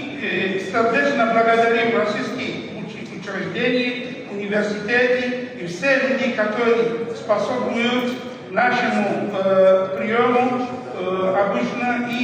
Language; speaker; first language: Russian; non-native, learner; Comorian